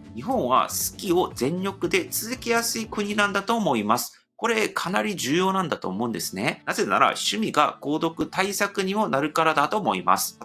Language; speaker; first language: Japanese; non-native, fluent; Korean